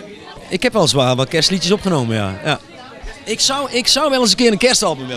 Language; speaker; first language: Dutch; native; Dutch